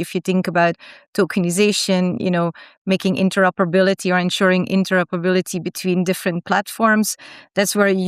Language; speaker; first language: English; non-native, fluent; German